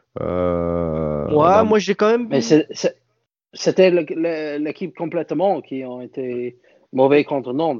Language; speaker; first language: French; non-native, fluent; English